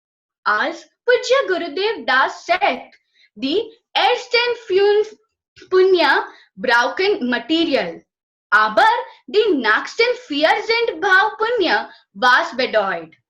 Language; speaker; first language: German; non-native, learner; Gujarati